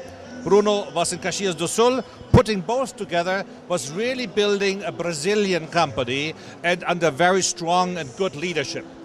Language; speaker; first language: English; non-native, fluent; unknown